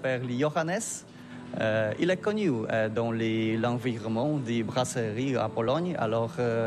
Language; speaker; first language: French; non-native, learner; Polish